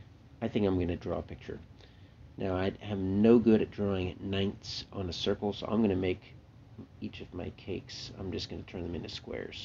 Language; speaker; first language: English; native; English